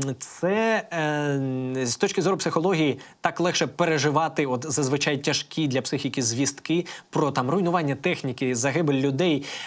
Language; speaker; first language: Ukrainian; native; Ukrainian